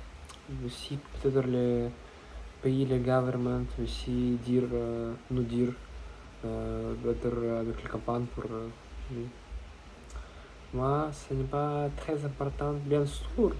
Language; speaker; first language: French; non-native, learner; Russian